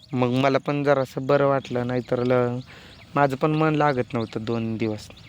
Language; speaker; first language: Marathi; non-native, local second language; Lambadi